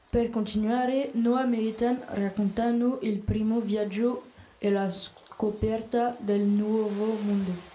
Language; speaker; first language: Italian; non-native, learner; French